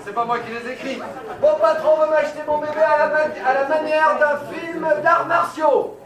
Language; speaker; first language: French; native; French